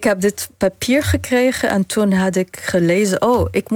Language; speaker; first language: Dutch; non-native, fluent; Arabic